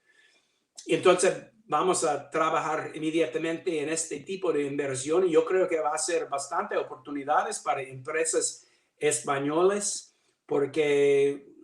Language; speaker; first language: Spanish; non-native, learner; English